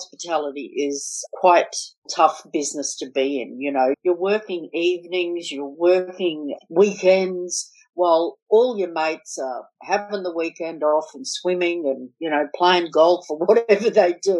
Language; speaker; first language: English; native; English